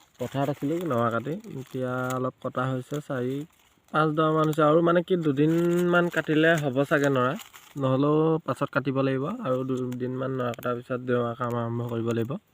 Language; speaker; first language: Assamese; native; Assamese